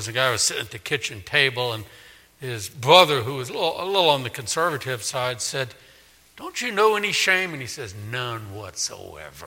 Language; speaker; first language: English; native; English